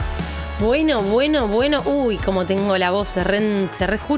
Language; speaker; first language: Spanish; native; Spanish